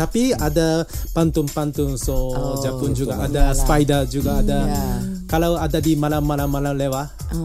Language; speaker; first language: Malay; non-native, learner; Japanese